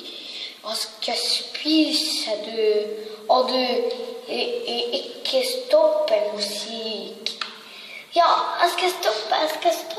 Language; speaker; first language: Norwegian; non-native, learner; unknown